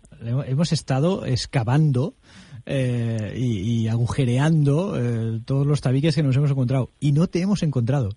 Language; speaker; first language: Spanish; non-native, local second language; Catalan